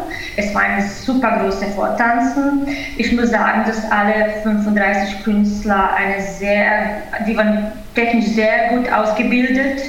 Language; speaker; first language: German; non-native, fluent; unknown